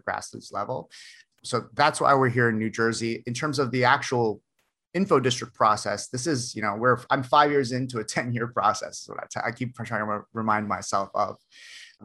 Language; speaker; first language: English; native; English